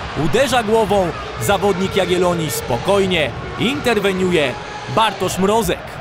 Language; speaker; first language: Polish; native; Polish